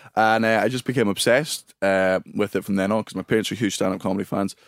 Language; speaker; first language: English; native; English